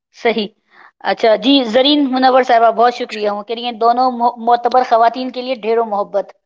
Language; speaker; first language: Urdu; native; Urdu